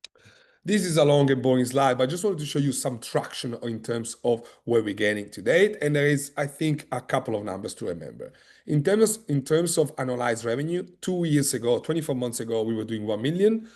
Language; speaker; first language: English; non-native, fluent; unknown